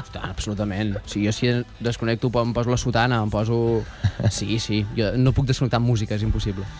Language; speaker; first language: Catalan; native; Catalan